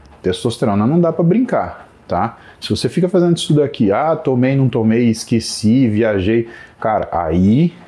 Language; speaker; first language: Portuguese; native; Portuguese